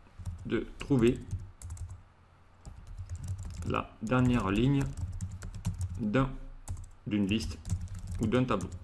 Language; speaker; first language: French; native; French